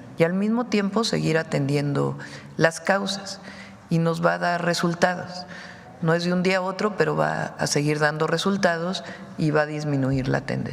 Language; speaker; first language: Spanish; native; Spanish